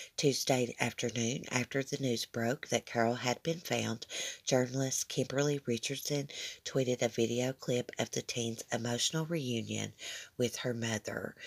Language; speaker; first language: English; native; English